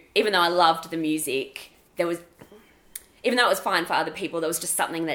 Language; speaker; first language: English; native; English